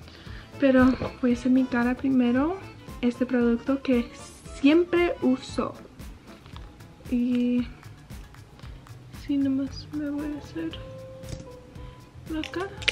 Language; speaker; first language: Spanish; early bilingual, heritage; Spanish